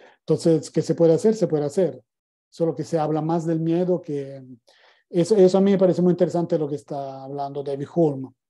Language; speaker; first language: Spanish; non-native, fluent; Italian